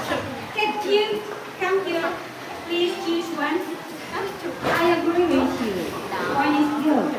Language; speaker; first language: English; non-native, learner; Indonesian